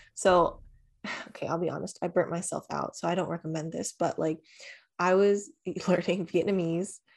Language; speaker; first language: English; early bilingual, other home language; Vietnamese